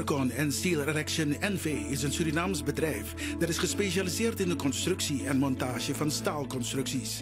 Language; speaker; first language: Dutch; native; Dutch